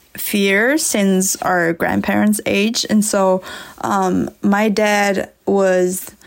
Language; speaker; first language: English; early bilingual, other home language; S'gaw Karen